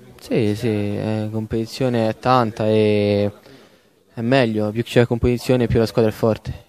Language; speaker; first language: Italian; native; Italian